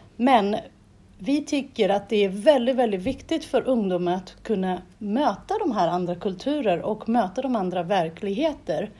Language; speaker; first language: Swedish; non-native, fluent; Portuguese